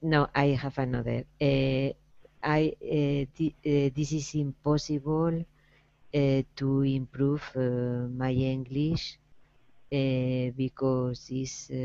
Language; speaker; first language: English; non-native, learner; Spanish